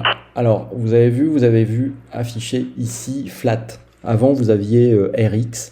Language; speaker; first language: French; native; French